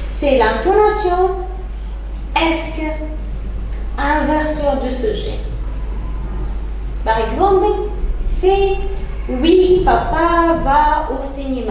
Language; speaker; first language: French; non-native, fluent; Arabic